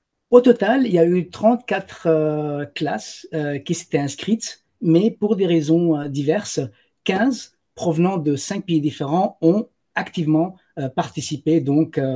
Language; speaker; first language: French; native; French